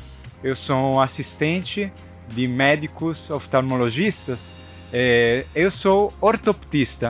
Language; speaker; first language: Portuguese; non-native, fluent; Italian